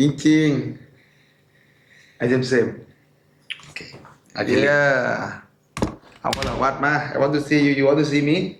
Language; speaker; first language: English; non-native, learner; Thai